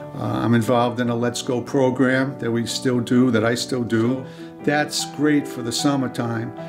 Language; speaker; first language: English; native; English